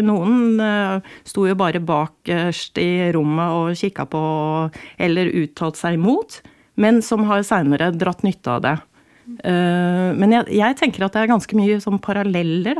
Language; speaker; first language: Norwegian; native; Norwegian